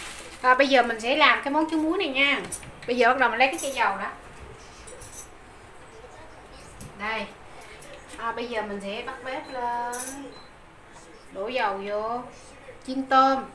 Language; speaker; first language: Vietnamese; native; Vietnamese